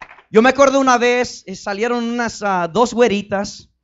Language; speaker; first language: Spanish; early bilingual, heritage; Spanish